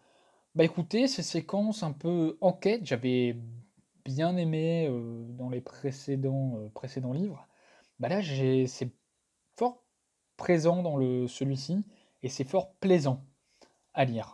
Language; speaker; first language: French; native; French